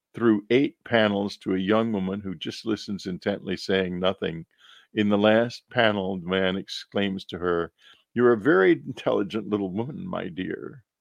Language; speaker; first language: English; native; English